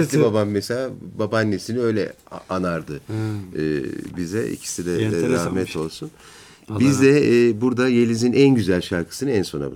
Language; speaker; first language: Turkish; native; Turkish